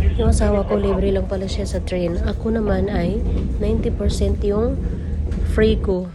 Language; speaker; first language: Filipino; native; Filipino